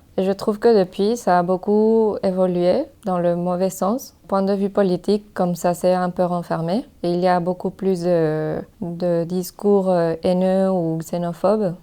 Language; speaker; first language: French; non-native, fluent; Spanish